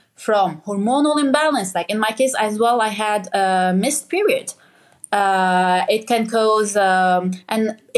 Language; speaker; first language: English; non-native, fluent; Arabic